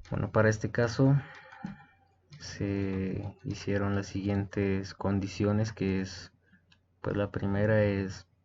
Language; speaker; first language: Spanish; native; Spanish